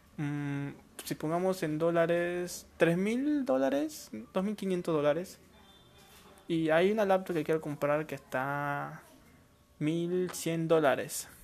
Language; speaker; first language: Spanish; native; Spanish